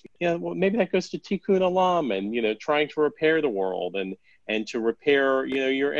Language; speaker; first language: English; native; English